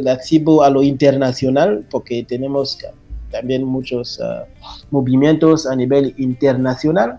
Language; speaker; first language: Spanish; non-native, fluent; French